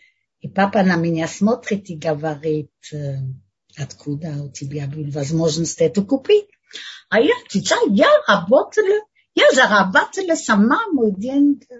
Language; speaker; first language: Russian; non-native, learner; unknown